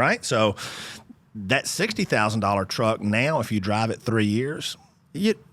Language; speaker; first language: English; native; English